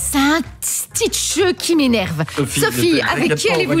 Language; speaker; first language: French; native; French